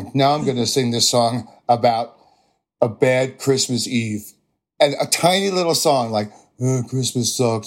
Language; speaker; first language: English; native; English